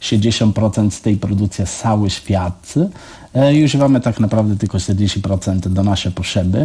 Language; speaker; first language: Polish; non-native, learner; Italian